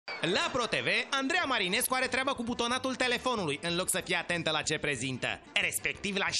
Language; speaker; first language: Romanian; native; Romanian